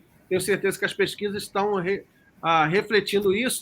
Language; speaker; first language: Portuguese; native; Portuguese